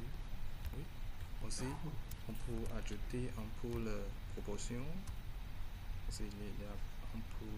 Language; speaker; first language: French; non-native, learner; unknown